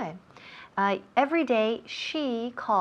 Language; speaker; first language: English; non-native, fluent; Spanish